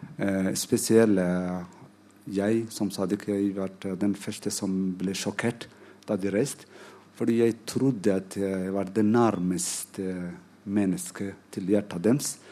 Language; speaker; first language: Norwegian; non-native, fluent; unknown